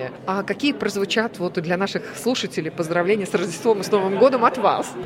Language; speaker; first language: Russian; native; Russian